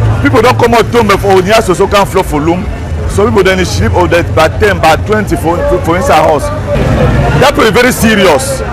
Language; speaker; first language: Nigerian Pidgin; non-native, local second language; French